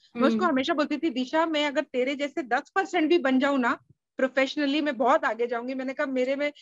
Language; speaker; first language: Hindi; native; Hindi